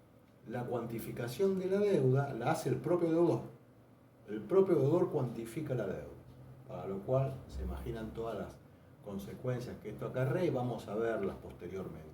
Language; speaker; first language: Spanish; native; Spanish